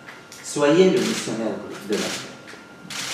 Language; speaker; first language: French; non-native, fluent; Arabic